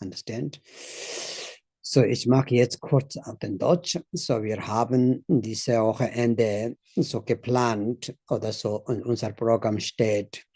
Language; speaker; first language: German; non-native, learner; Tibetan